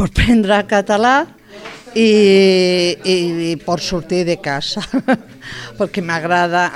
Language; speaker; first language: Catalan; non-native, learner; Spanish